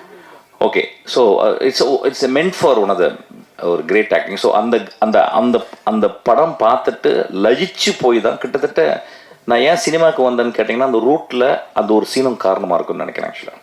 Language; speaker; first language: Tamil; native; Tamil